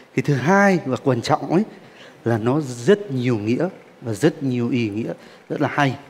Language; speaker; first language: Vietnamese; non-native, fluent; Turkish